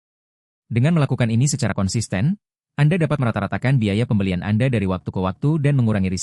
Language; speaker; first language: Indonesian; native; Indonesian